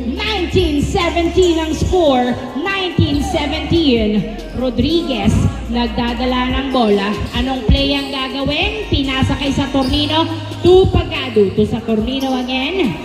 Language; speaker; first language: Filipino; native; Filipino